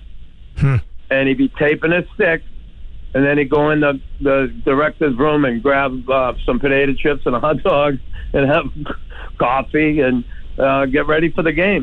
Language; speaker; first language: English; native; English